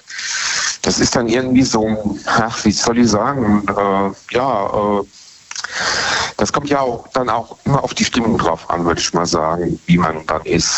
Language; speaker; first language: German; native; German